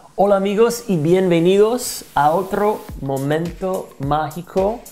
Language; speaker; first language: Spanish; non-native, fluent; English